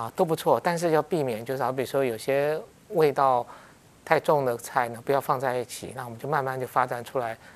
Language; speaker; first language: Chinese; native; Chinese